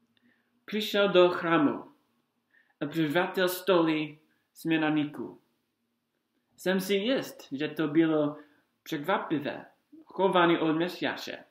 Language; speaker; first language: Czech; non-native, fluent; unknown